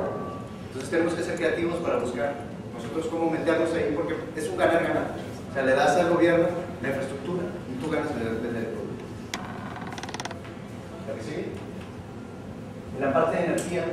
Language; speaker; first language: Spanish; native; Spanish